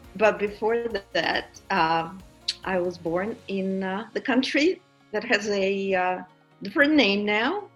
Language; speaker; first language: English; non-native, fluent; Russian